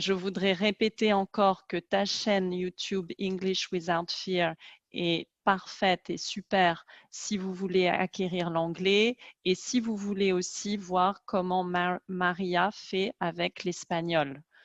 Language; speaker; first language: French; native; French